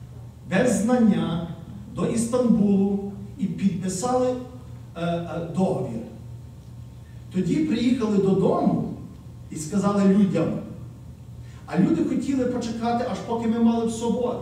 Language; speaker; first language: Ukrainian; early bilingual, heritage; Ukrainian